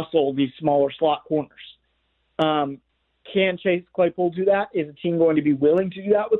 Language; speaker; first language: English; native; English